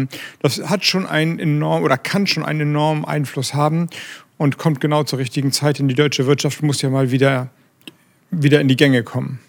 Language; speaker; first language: German; native; German